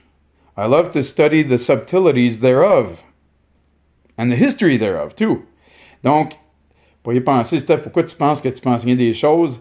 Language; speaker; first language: French; native; French